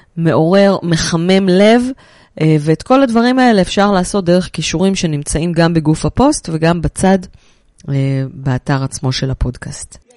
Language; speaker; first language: Hebrew; native; Hebrew